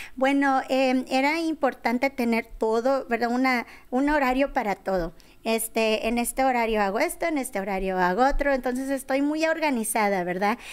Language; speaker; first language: Spanish; early bilingual, heritage; Spanish